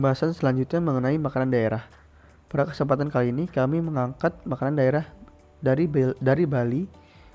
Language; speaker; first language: Indonesian; native; Indonesian